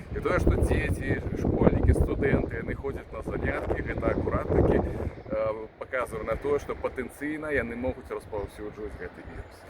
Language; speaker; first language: Belarusian; non-native, local second language; Russian